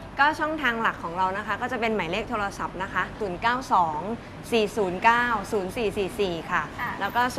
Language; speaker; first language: Thai; native; Thai